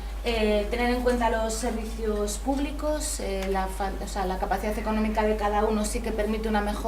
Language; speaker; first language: Spanish; native; Spanish